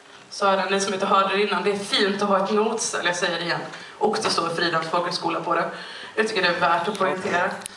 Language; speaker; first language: Swedish; native; Swedish